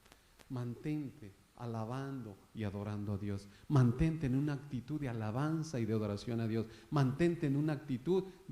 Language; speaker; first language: Spanish; native; Spanish